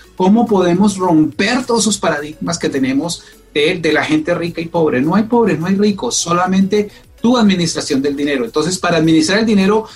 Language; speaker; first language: Spanish; native; Spanish